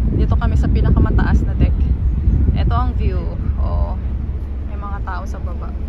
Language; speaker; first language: Filipino; non-native, local second language; Iloko